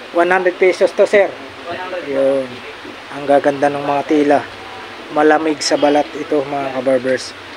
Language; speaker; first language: Filipino; native; Filipino